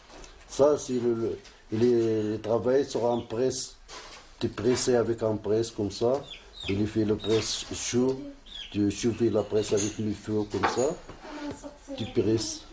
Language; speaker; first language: French; non-native, learner; Arabic